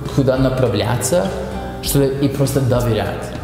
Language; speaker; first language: Russian; non-native, fluent; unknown